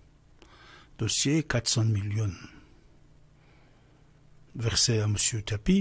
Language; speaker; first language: French; non-native, fluent; Persian